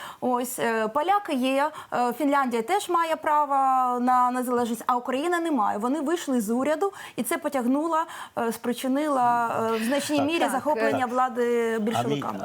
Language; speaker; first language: Ukrainian; native; Ukrainian